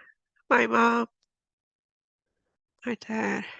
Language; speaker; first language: English; native; English